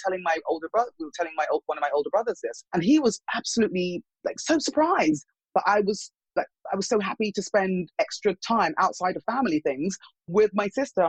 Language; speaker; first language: English; native; English